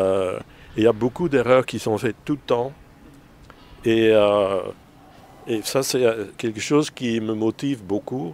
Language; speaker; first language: French; non-native, fluent; Dutch